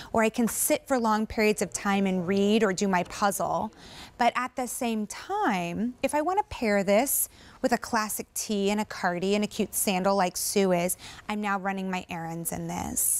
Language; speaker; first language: English; native; English